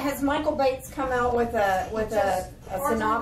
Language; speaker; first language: English; native; English